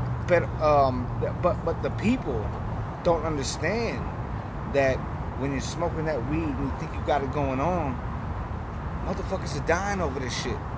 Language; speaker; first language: English; native; English